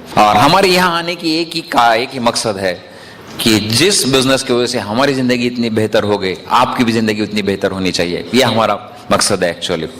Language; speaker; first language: Hindi; non-native, local second language; Marathi